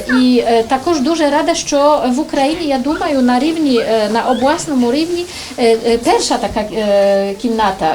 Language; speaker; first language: Ukrainian; non-native, fluent; Polish